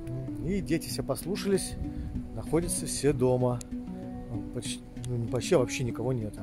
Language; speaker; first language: Russian; native; Russian